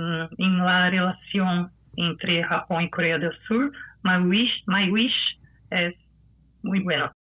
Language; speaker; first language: Spanish; non-native, fluent; Portuguese